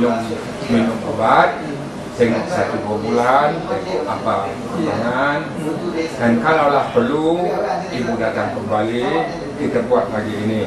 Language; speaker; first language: Indonesian; non-native, fluent; Malay